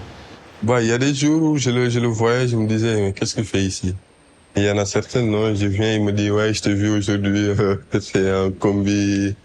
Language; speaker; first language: French; non-native, local second language; Wolof